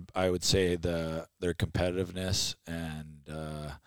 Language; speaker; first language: English; native; English